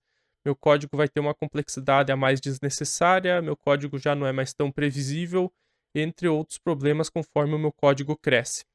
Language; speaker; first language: Portuguese; native; Portuguese